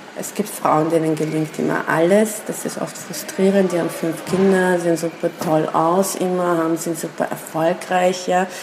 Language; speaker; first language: German; early bilingual, other home language; Persian